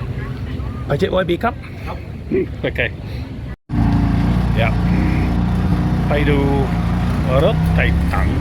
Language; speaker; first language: Thai; non-native, learner; English